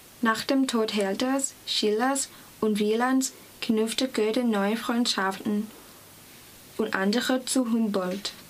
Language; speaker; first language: German; non-native, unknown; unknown